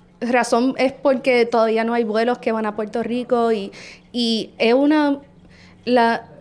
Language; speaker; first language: Spanish; early bilingual, heritage; Spanish